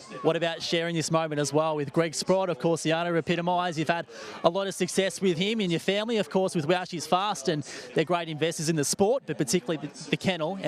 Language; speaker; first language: English; native; English